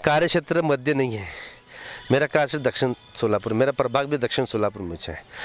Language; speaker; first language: Hindi; non-native, local second language; Urdu